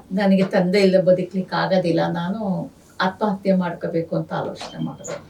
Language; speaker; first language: Kannada; non-native, local second language; Urdu